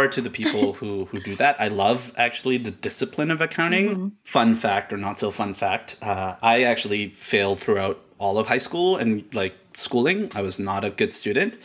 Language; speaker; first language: English; non-native, local second language; Urdu